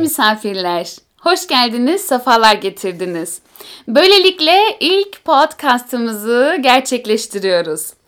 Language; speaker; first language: Turkish; early bilingual, heritage; Turkish